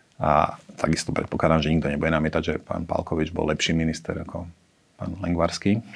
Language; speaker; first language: Slovak; native; Slovak